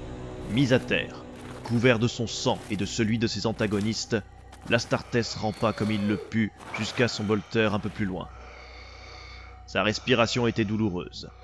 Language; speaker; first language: French; native; French